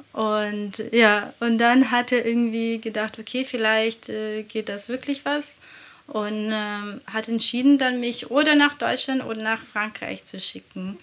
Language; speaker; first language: German; non-native, fluent; Latvian